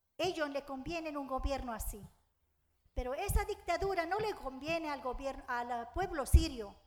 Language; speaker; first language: Spanish; non-native, fluent; Arabic